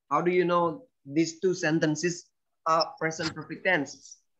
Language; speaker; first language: English; non-native, fluent; Indonesian